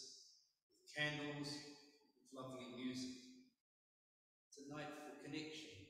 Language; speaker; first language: English; native; English